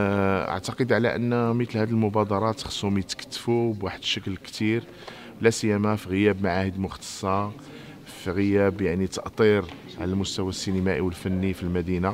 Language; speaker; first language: Arabic; native; Arabic